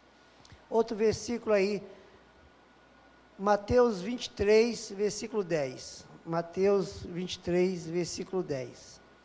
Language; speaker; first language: Portuguese; native; Portuguese